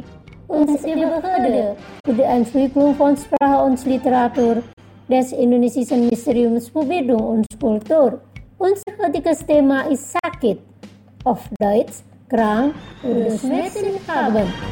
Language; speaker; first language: German; non-native, fluent; Indonesian